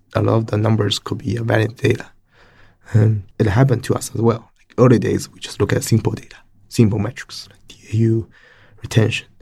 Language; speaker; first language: English; non-native, fluent; Chinese